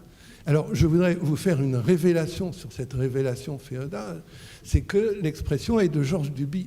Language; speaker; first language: French; native; French